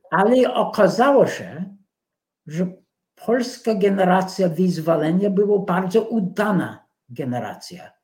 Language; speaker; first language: Polish; non-native, fluent; English